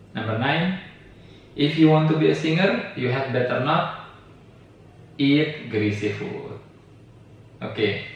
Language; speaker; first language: English; non-native, fluent; Indonesian